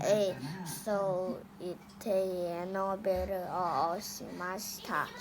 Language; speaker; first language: Japanese; non-native, learner; Thai